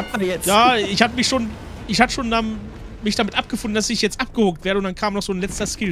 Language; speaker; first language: German; native; German